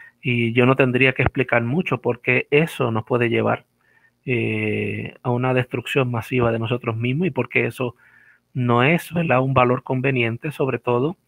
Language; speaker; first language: Spanish; native; Spanish